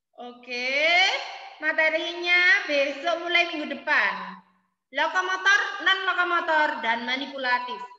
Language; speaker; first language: Indonesian; native; Indonesian